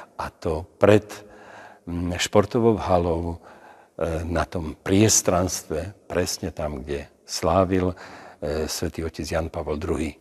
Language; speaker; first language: Slovak; native; Slovak